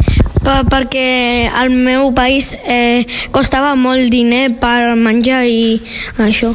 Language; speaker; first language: Catalan; non-native, learner; Georgian